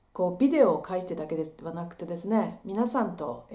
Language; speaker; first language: Japanese; native; Japanese